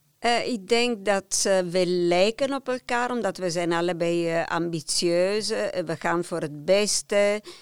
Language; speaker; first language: Dutch; non-native, fluent; Italian